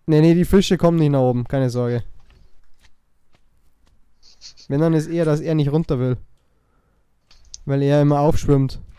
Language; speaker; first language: German; native; German